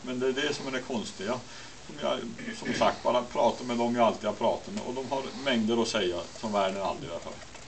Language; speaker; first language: Swedish; native; Swedish